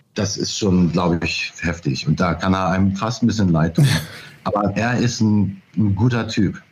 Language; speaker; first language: German; native; German